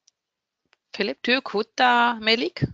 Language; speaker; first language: French; non-native, fluent; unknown